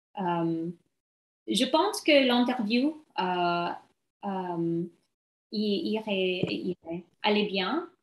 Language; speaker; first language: French; non-native, learner; English